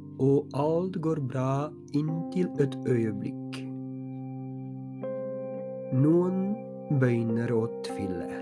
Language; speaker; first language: Norwegian; non-native, fluent; Polish